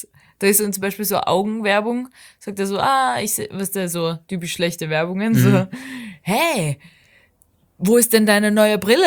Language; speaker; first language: German; native; German